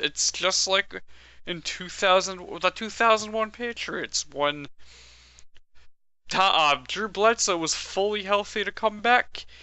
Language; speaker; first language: English; native; English